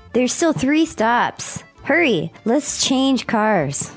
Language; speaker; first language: English; native; English